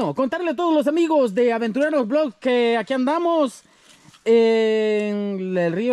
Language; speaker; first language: Spanish; native; Spanish